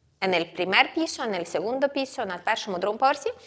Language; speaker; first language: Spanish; non-native, fluent; Ukrainian